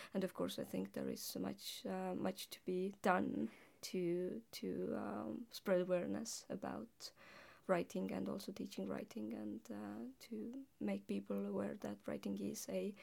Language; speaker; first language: English; non-native, fluent; Estonian